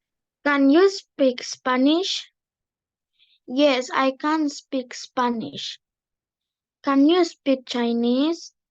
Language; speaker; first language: English; non-native, learner; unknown